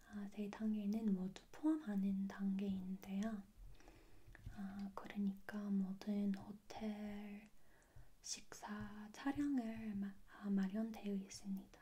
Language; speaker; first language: Korean; non-native, fluent; English